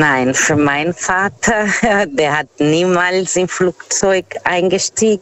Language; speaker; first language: German; non-native, fluent; Portuguese